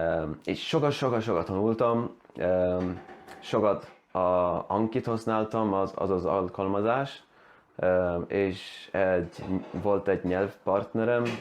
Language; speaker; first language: Hungarian; non-native, learner; Swedish